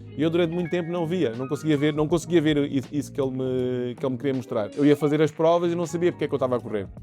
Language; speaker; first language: Portuguese; early bilingual, other home language; Kabuverdianu